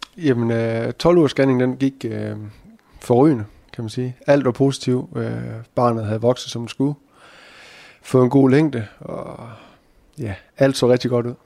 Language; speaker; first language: Danish; native; Danish